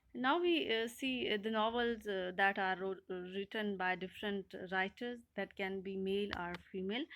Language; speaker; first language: English; non-native, local second language; Urdu